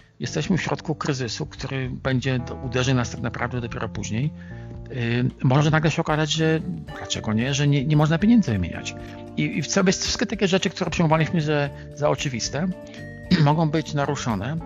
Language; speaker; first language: Polish; native; Polish